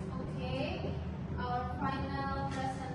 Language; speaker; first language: English; non-native, learner; Indonesian